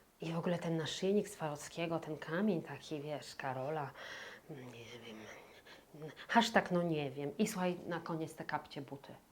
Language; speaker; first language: Polish; native; Polish